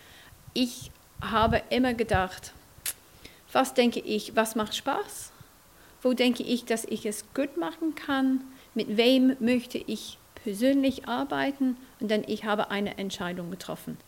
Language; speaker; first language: German; non-native, fluent; English